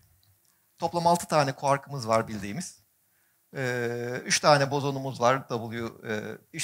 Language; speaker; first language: Turkish; native; Turkish